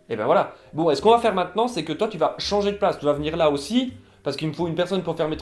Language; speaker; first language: French; native; French